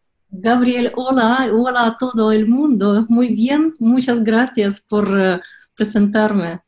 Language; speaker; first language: Spanish; non-native, fluent; Russian